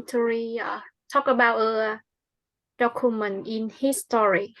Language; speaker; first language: English; non-native, learner; Vietnamese